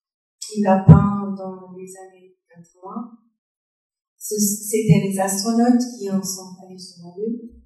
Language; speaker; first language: French; non-native, fluent; German